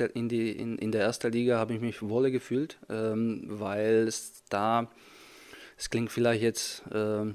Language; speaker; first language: German; non-native, fluent; Czech